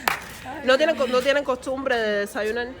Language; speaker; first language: Spanish; native; Spanish